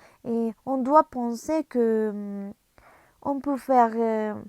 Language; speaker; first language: French; non-native, learner; Spanish